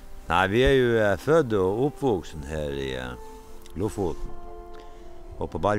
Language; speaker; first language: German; non-native, learner; Norwegian